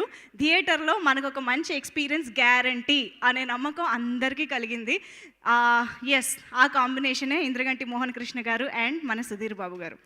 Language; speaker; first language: Telugu; native; Telugu